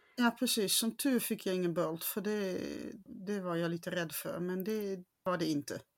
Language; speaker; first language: Swedish; non-native, fluent; Dutch